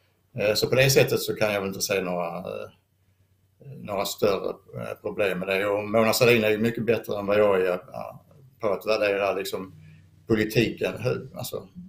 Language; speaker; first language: Swedish; native; Swedish